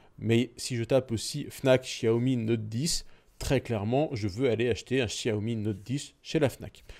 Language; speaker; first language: French; native; French